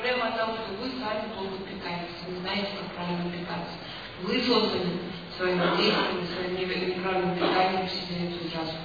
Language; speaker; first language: Russian; native; Russian